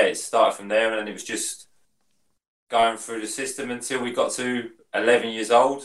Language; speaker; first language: English; native; English